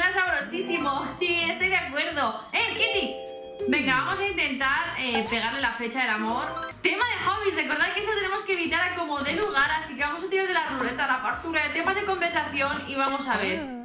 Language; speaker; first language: Spanish; native; Spanish